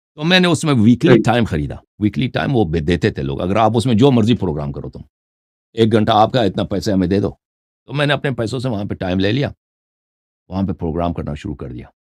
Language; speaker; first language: Urdu; non-native, fluent; Persian